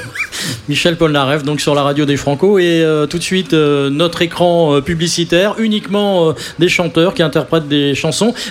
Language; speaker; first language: French; native; French